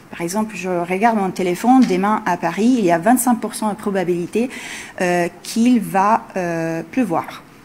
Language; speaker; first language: French; non-native, fluent; Italian